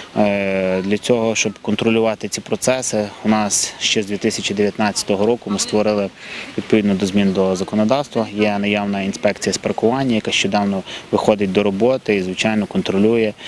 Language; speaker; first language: Ukrainian; native; Ukrainian